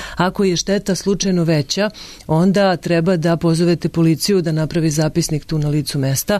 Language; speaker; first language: Serbian; native; Serbian